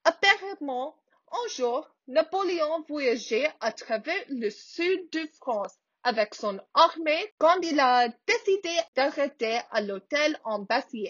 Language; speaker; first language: French; non-native, learner; English